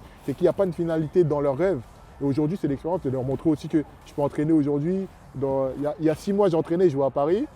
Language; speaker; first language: French; native; French